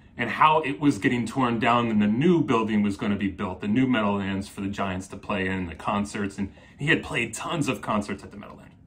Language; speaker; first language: English; native; English